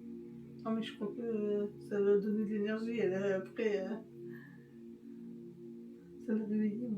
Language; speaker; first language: French; native; French